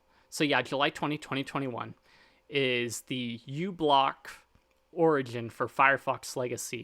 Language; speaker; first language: English; native; English